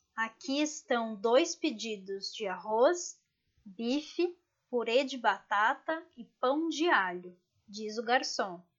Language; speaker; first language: Portuguese; native; Portuguese